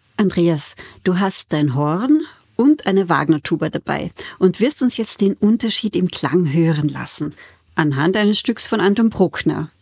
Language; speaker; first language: German; native; German